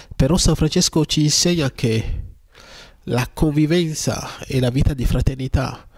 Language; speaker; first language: Italian; non-native, fluent; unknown